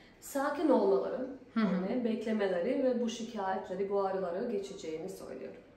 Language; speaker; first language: Turkish; non-native, fluent; Bosnian